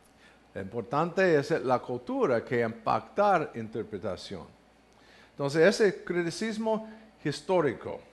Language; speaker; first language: Spanish; non-native, learner; English